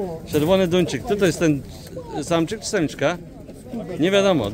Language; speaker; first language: Polish; native; Polish